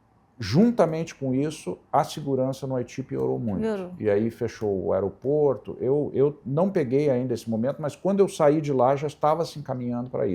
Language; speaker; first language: Portuguese; native; Portuguese